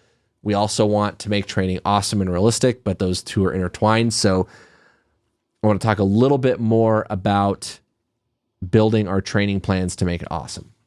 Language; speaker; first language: English; native; English